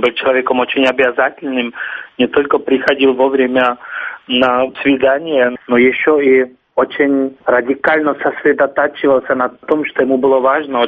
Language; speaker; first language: Russian; non-native, fluent; Czech